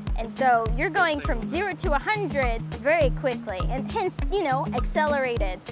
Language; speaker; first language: English; native; English